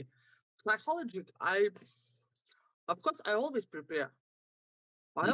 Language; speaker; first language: English; non-native, learner; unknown